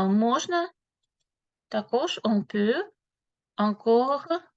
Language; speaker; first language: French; non-native, fluent; Ukrainian